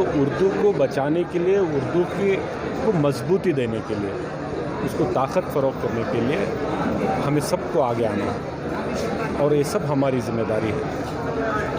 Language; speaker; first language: Urdu; native; Urdu